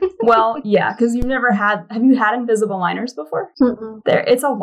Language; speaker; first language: English; native; English